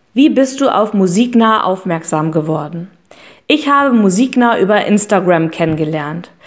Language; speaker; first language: German; native; German